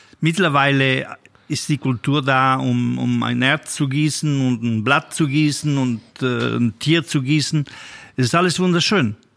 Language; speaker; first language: German; non-native, fluent; Italian